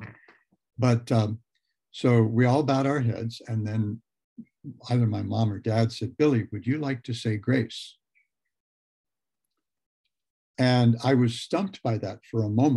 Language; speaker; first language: English; native; English